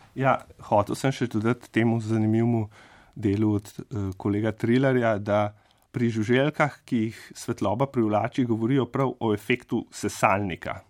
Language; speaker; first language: Slovenian; native; Slovenian